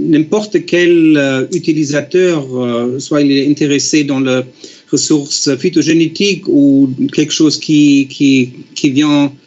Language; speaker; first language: French; non-native, fluent; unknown